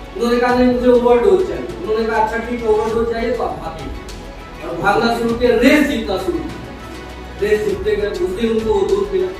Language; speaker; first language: Hindi; native; Hindi